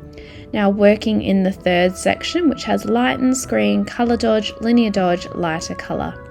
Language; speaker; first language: English; native; English